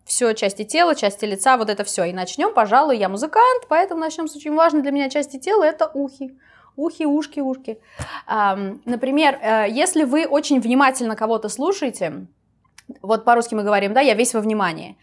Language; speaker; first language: Russian; native; Russian